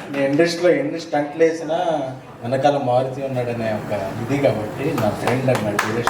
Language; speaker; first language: Telugu; native; Telugu